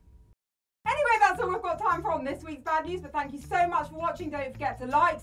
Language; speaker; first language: English; native; English